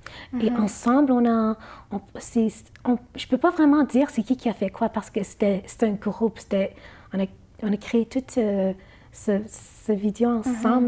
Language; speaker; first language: French; non-native, fluent; Arabic